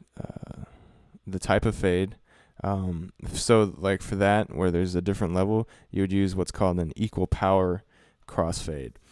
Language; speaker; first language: English; native; English